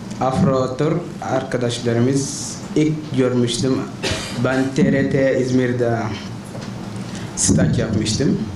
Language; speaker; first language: Turkish; non-native, learner; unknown